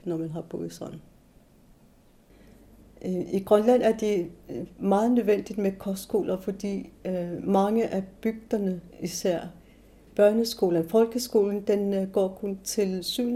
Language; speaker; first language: Danish; non-native, local second language; Kalaallisut